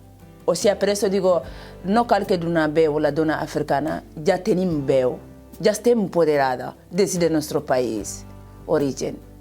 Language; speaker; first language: Catalan; non-native, fluent; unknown